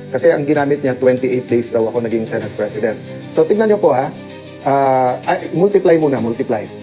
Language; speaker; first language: Filipino; native; Filipino